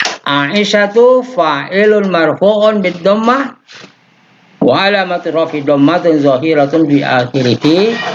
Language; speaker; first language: Arabic; non-native, fluent; Indonesian